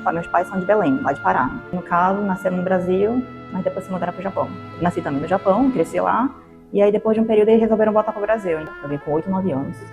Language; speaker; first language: Portuguese; non-native, fluent; Japanese